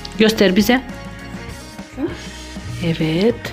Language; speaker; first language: Turkish; non-native, learner; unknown